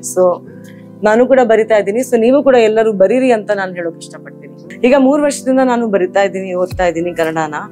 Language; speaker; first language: Kannada; non-native, local second language; Hindi